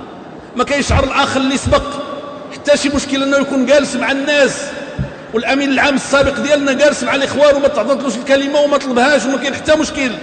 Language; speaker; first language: Arabic; native; Arabic